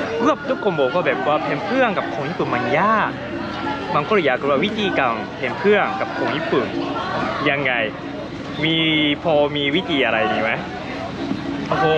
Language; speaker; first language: Thai; non-native, fluent; Japanese